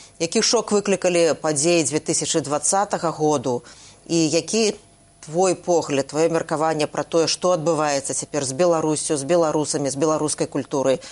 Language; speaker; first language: Belarusian; native; Belarusian